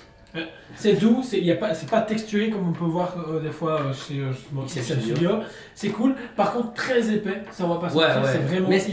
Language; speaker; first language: French; native; French